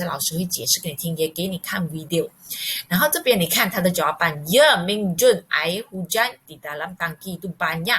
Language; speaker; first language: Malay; non-native, local second language; Chinese